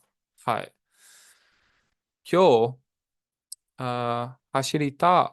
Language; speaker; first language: Japanese; non-native, learner; English